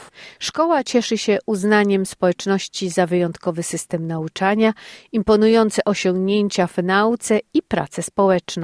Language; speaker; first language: Polish; native; Polish